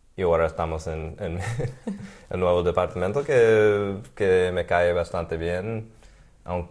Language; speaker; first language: Spanish; non-native, fluent; English